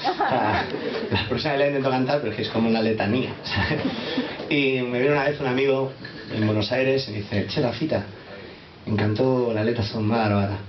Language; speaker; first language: Spanish; native; Spanish